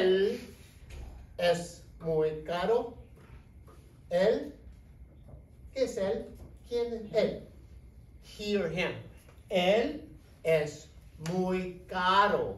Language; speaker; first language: Spanish; non-native, fluent; English